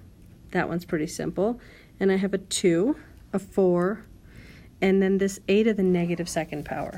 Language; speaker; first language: English; native; English